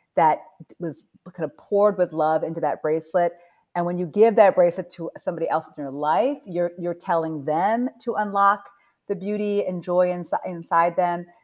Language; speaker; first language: English; native; English